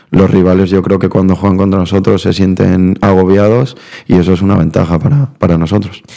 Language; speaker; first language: Spanish; native; Spanish